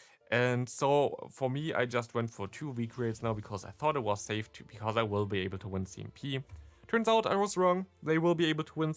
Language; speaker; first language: English; non-native, fluent; German